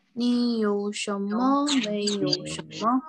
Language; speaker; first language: Chinese; non-native, learner; Korean